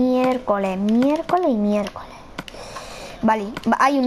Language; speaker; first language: Spanish; native; Spanish